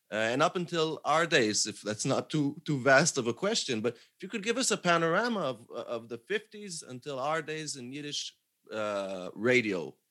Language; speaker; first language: English; non-native, fluent; Hebrew